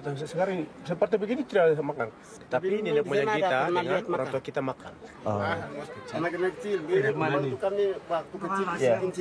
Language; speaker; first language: Indonesian; non-native, local second language; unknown